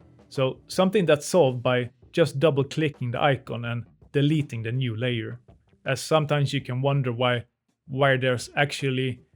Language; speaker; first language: English; non-native, fluent; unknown